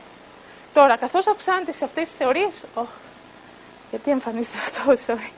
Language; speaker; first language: Greek; native; Greek